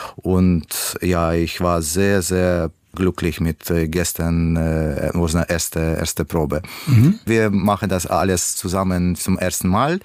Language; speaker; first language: German; non-native, learner; Russian